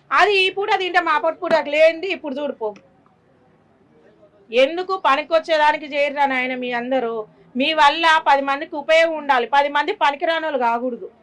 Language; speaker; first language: Telugu; native; Telugu